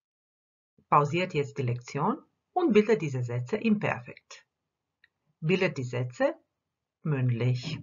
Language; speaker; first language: German; non-native, fluent; Croatian